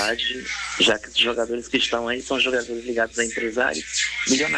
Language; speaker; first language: Portuguese; native; Portuguese